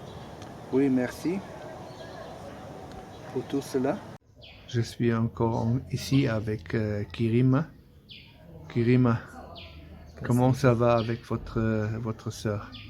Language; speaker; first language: French; non-native, fluent; German